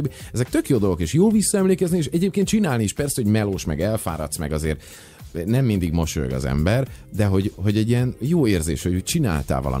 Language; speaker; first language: Hungarian; native; Hungarian